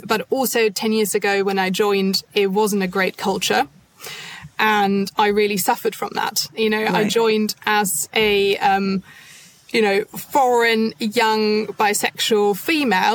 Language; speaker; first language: English; non-native, fluent; German